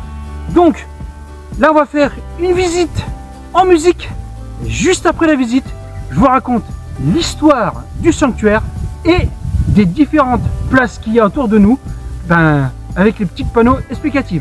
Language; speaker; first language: French; native; French